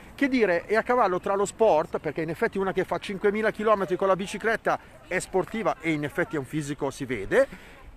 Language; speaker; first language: Italian; native; Italian